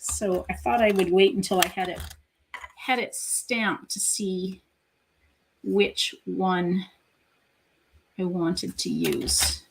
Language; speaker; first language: English; native; English